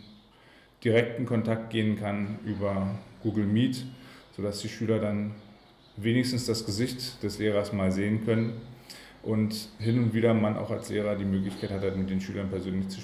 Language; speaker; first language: German; native; German